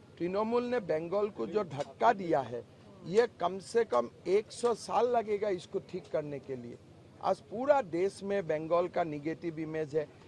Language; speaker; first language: Hindi; non-native, local second language; Assamese